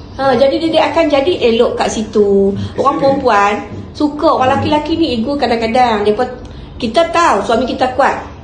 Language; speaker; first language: Malay; native; Malay